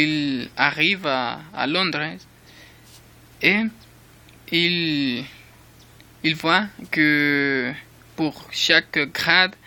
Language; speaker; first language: French; non-native, learner; Spanish